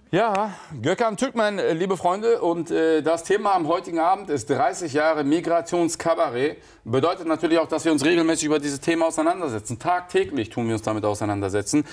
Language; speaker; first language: German; early bilingual, other home language; Turkish